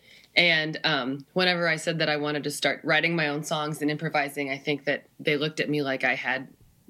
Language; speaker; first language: English; native; English